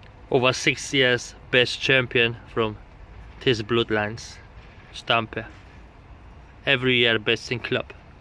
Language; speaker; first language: English; non-native, learner; Polish